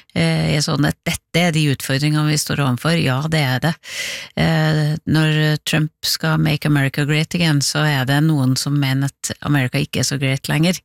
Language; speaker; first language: Norwegian; native; Norwegian